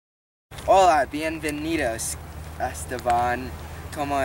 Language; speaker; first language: Spanish; non-native, learner; English